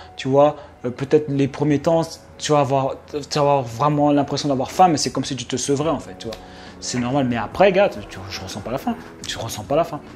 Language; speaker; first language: French; native; French